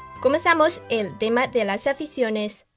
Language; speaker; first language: Spanish; non-native, fluent; Chinese